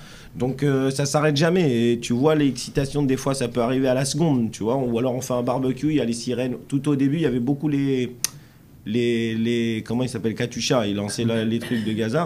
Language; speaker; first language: French; native; French